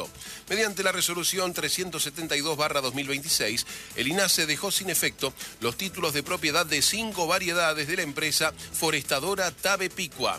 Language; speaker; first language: Spanish; native; Spanish